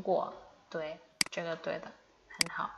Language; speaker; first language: Chinese; non-native, fluent; Indonesian